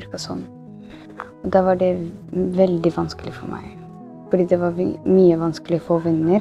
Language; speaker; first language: Norwegian; non-native, learner; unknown